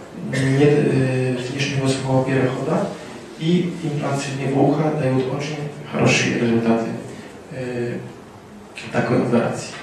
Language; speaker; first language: Russian; non-native, fluent; Polish